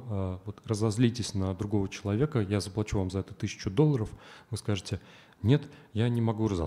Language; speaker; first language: Russian; native; Russian